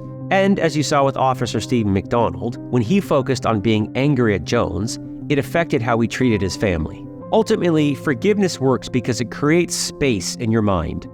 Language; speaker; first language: English; native; English